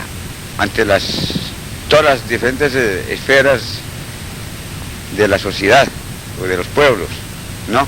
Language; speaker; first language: Spanish; native; Spanish